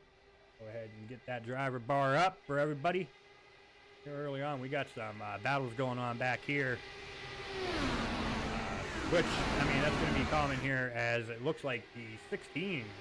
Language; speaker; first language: English; native; English